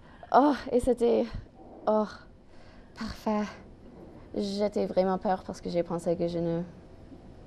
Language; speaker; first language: French; non-native, local second language; English